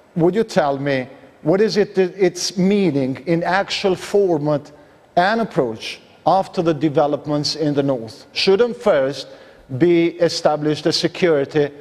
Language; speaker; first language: English; non-native, fluent; Albanian